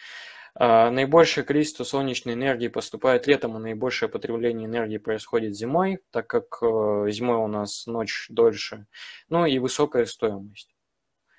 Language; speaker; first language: Russian; native; Russian